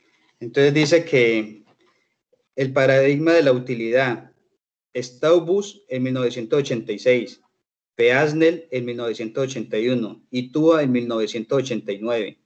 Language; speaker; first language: Spanish; native; Spanish